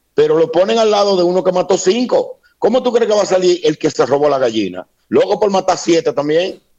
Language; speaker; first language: Spanish; native; Spanish